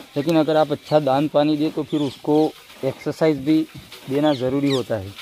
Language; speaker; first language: Hindi; non-native, local second language; Gujarati